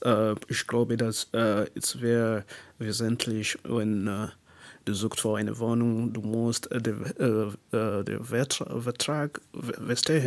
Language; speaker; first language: German; non-native, learner; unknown